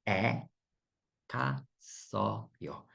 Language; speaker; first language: Korean; non-native, fluent; Russian